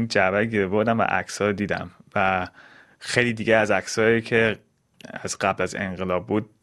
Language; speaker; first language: Persian; early bilingual, heritage; Persian